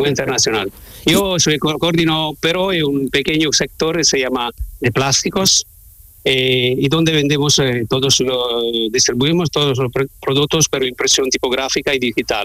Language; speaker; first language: Spanish; non-native, learner; Italian